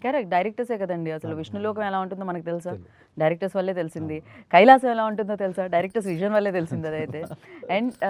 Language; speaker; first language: Telugu; native; Telugu